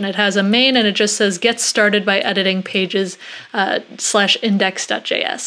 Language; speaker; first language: English; native; English